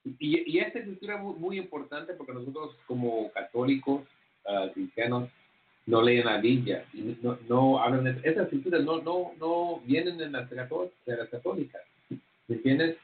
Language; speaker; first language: Spanish; early bilingual, heritage; Spanish